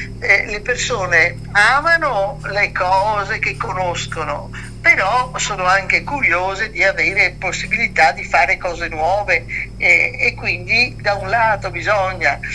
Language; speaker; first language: Italian; native; Italian